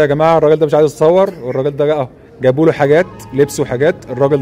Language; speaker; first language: Arabic; native; Arabic